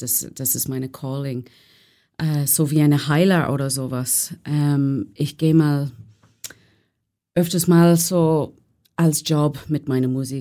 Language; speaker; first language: German; non-native, learner; English